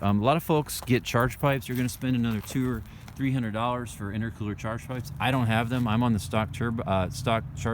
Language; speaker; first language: English; native; English